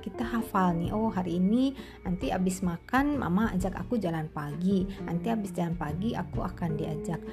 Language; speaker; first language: Indonesian; native; Indonesian